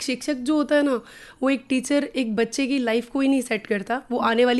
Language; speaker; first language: Hindi; non-native, local second language; Rajasthani